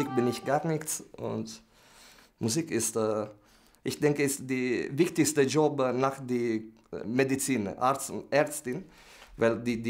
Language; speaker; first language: German; non-native, fluent; Italian